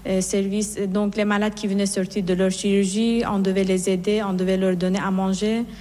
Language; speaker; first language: French; non-native, fluent; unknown